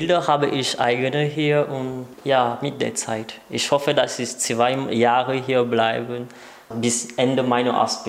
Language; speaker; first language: German; non-native, learner; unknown